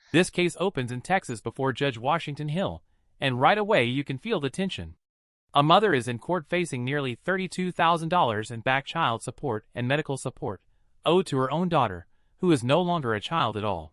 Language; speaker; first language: English; native; English